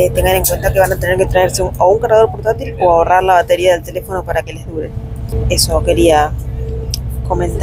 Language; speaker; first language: Spanish; native; Spanish